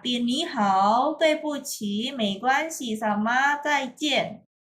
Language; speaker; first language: Chinese; non-native, fluent; Indonesian